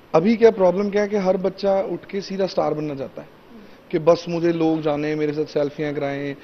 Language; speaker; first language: Hindi; native; Hindi